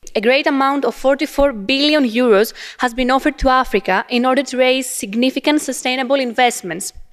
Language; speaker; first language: English; non-native, fluent; Arabic